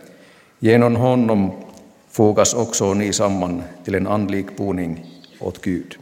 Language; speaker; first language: Swedish; non-native, local second language; Finnish